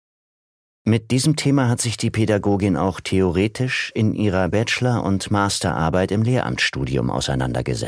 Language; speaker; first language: German; native; German